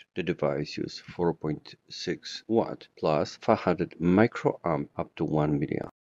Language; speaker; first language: English; non-native, fluent; Polish